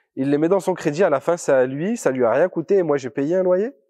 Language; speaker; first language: French; native; French